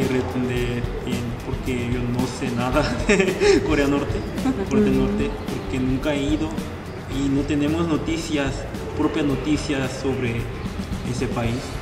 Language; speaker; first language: Spanish; non-native, fluent; Korean